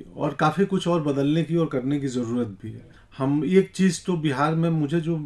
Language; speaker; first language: Hindi; native; Hindi